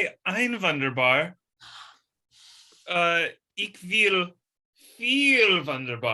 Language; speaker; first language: German; non-native, learner; English